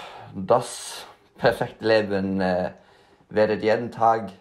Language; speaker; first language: German; non-native, learner; Norwegian